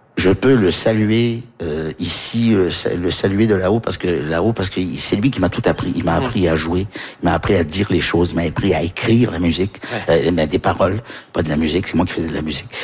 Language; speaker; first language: French; early bilingual, heritage; French